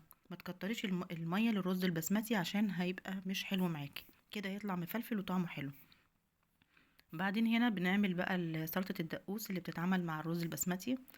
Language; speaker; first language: Arabic; native; Arabic